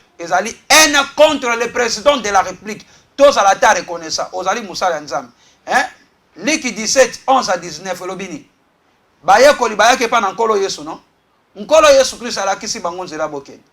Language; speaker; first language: Lingala; native; Lingala